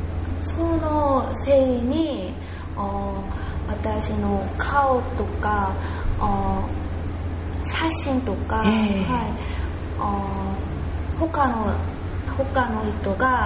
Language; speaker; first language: Japanese; non-native, learner; Korean